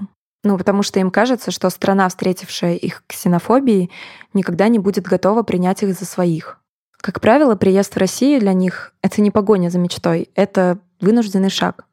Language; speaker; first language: Russian; native; Russian